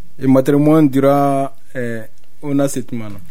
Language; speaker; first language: Italian; non-native, learner; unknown